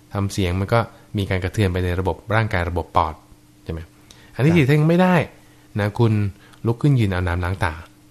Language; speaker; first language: Thai; native; Thai